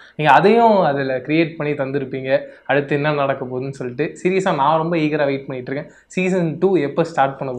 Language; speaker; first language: Tamil; native; Tamil